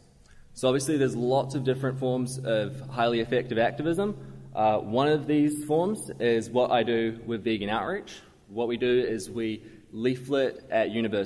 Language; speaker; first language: English; native; English